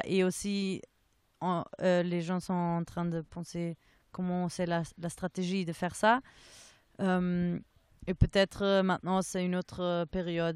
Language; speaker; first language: French; non-native, fluent; German